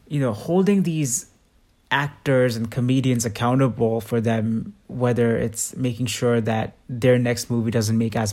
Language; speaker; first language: English; non-native, local second language; Hindi